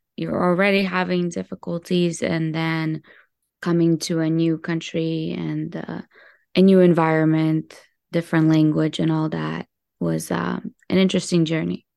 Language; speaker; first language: English; early bilingual, other home language; Hebrew